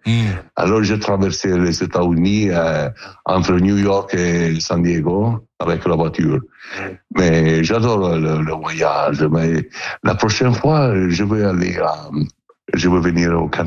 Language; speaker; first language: French; non-native, learner; Italian